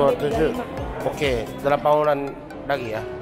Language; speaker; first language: Indonesian; non-native, fluent; Japanese